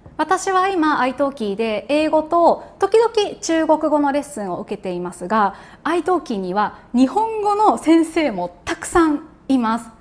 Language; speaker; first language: Japanese; native; Japanese